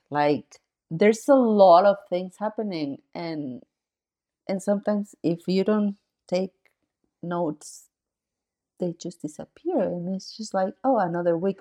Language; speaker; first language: English; non-native, fluent; Spanish